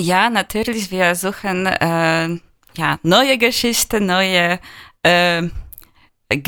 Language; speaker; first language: German; non-native, fluent; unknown